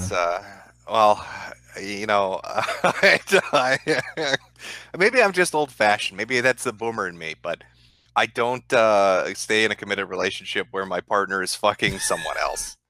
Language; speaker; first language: English; native; English